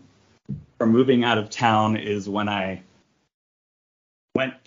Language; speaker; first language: English; native; English